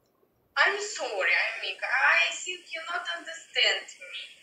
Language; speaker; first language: English; non-native, learner; Russian